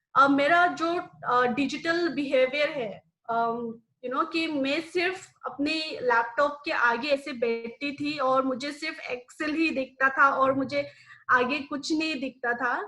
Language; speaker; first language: Hindi; non-native, local second language; Nepali